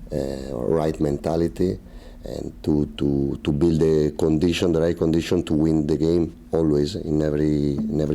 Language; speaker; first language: English; non-native, learner; Italian